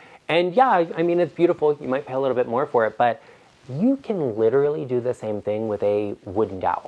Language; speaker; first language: English; native; English